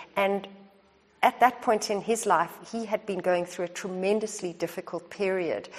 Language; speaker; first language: English; native; English